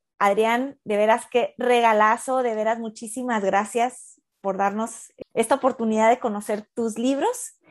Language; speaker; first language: Spanish; native; Spanish